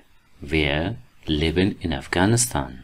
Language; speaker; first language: German; non-native, learner; Persian